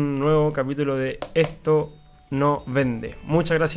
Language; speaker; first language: Spanish; native; Spanish